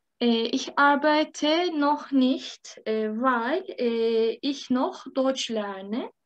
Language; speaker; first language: German; non-native, learner; Turkish